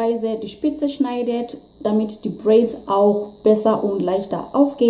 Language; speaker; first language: German; non-native, fluent; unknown